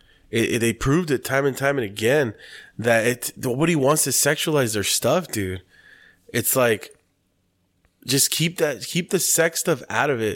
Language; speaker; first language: English; native; English